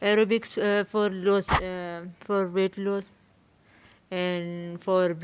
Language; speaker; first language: English; non-native, learner; Urdu